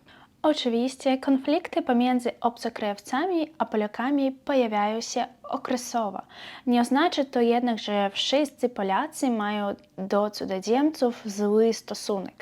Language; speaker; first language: Polish; non-native, learner; Belarusian